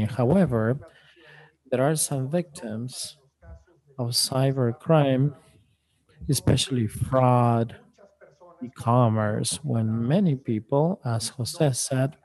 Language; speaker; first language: English; non-native, fluent; Spanish